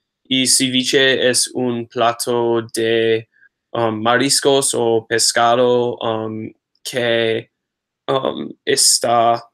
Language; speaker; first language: Spanish; non-native, learner; English